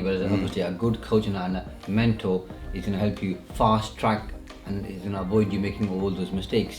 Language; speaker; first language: English; native; English